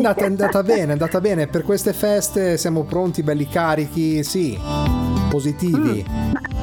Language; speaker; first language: Italian; native; Italian